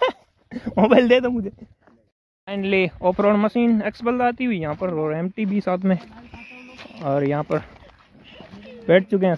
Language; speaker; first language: Hindi; non-native, local second language; Gujarati